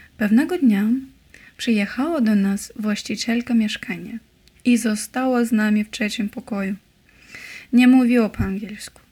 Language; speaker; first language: Polish; non-native, learner; Russian